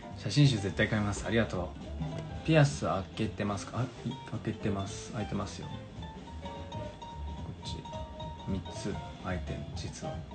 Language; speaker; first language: Japanese; native; Japanese